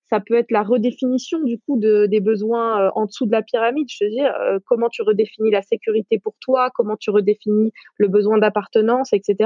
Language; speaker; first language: French; non-native, local second language; Arabic